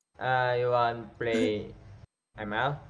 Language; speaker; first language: English; non-native, learner; Indonesian